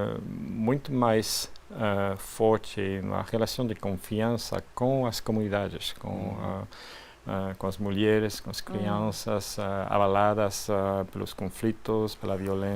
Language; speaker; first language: Portuguese; non-native, fluent; French